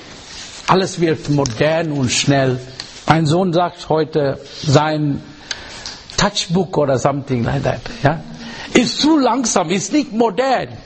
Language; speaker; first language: German; non-native, learner; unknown